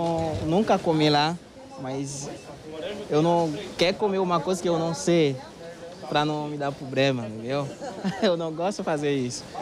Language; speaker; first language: Portuguese; non-native, learner; Haitian Creole